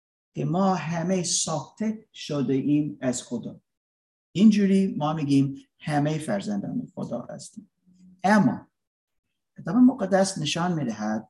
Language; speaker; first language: Persian; non-native, learner; English